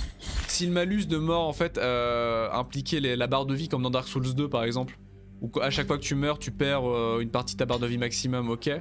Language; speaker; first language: French; native; French